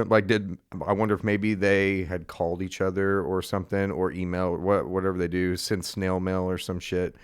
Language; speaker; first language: English; native; English